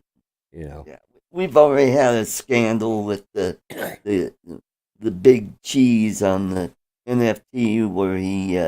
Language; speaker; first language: English; native; English